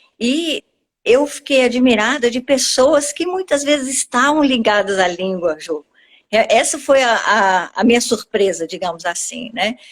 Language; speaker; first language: Portuguese; native; Portuguese